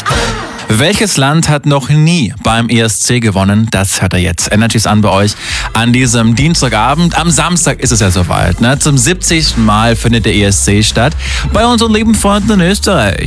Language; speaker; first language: German; native; German